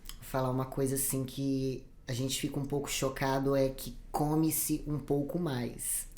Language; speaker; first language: Portuguese; native; Portuguese